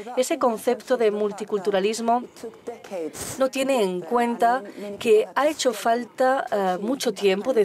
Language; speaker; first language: Spanish; non-native, fluent; Turkish